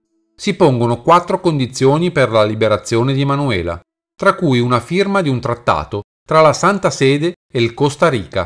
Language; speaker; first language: Italian; native; Italian